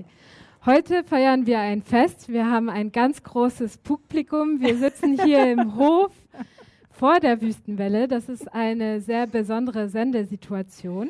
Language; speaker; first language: German; native; German